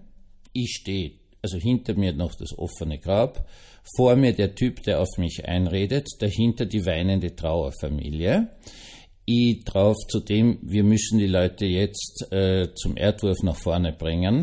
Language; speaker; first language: German; native; German